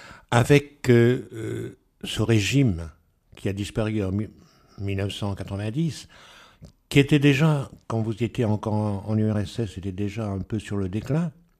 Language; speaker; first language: French; native; French